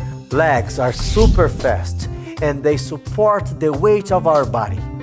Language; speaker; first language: English; non-native, fluent; Portuguese